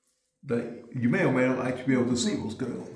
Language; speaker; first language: English; native; English